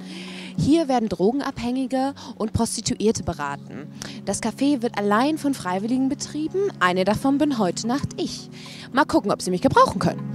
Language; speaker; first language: German; native; German